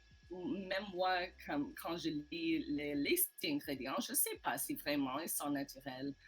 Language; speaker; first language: French; non-native, learner; English